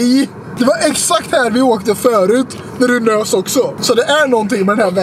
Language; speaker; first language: Swedish; native; Swedish